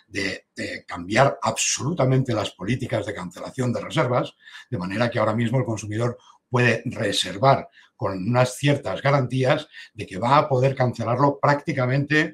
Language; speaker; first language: Spanish; native; Spanish